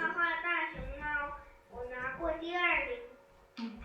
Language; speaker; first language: Chinese; non-native, learner; Russian